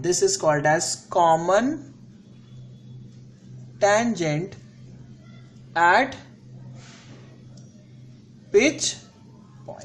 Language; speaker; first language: English; non-native, local second language; Hindi